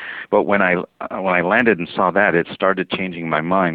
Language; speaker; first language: English; non-native, fluent; Spanish